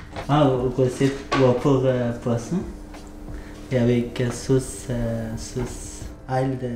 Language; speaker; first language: French; non-native, learner; Persian